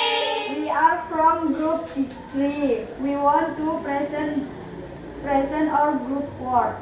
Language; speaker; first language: English; non-native, learner; Indonesian